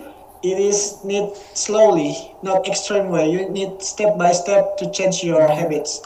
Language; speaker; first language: English; non-native, learner; Indonesian